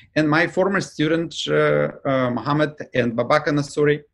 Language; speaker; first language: English; non-native, fluent; Ukrainian